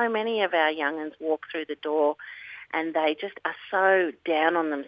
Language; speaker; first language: English; native; English